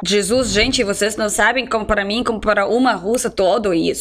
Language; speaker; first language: Portuguese; non-native, learner; Russian